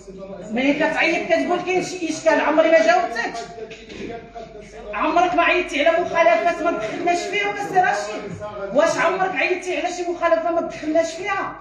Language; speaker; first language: Arabic; native; Arabic